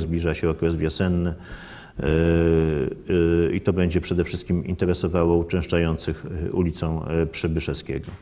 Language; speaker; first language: Polish; native; Polish